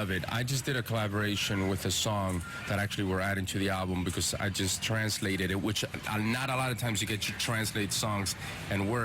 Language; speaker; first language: English; early bilingual, other home language; Spanish